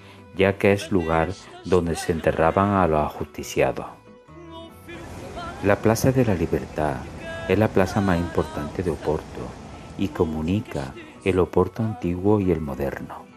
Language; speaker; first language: Spanish; native; Spanish